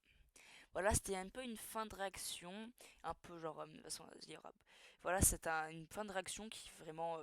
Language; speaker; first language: French; native; French